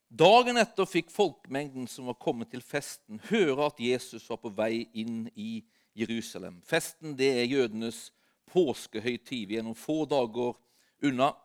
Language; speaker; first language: Norwegian; native; Norwegian